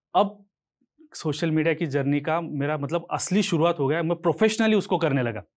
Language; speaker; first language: Hindi; non-native, local second language; Marathi